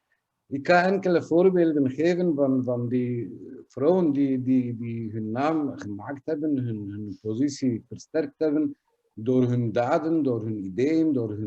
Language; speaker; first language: Dutch; non-native, fluent; Kurdish